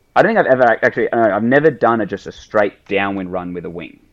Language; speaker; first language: English; native; English